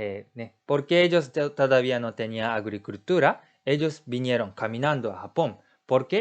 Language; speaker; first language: Spanish; non-native, learner; Japanese